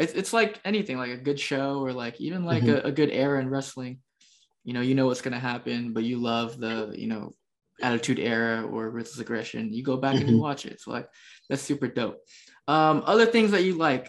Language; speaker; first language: English; native; English